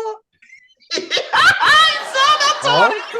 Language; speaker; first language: Japanese; non-native, learner; English